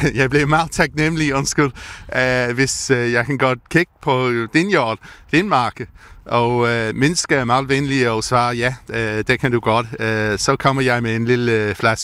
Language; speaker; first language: Danish; non-native, fluent; English